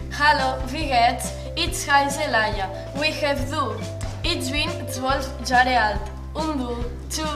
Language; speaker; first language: German; non-native, learner; Catalan